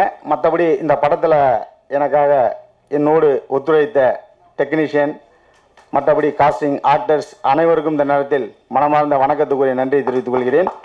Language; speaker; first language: Tamil; native; Tamil